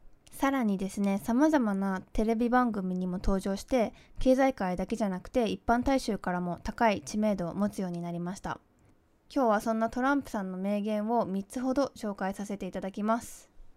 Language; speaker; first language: Japanese; early bilingual, heritage; Japanese